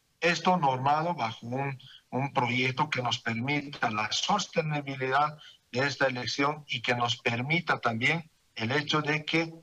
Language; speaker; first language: Spanish; native; Spanish